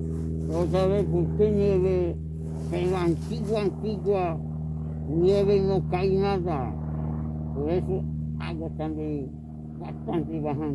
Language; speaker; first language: Spanish; non-native, local second language; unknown